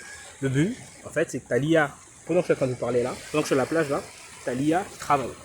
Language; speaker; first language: French; native; French